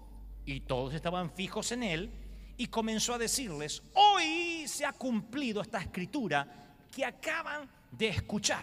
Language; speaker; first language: Spanish; native; Spanish